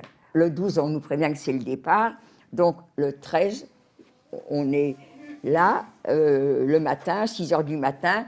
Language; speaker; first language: French; native; French